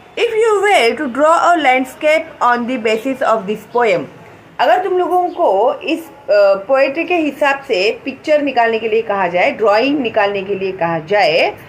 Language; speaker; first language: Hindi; non-native, local second language; Marathi